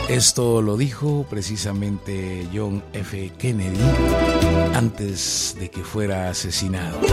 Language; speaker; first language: Spanish; native; Spanish